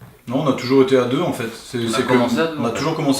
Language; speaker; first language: French; native; French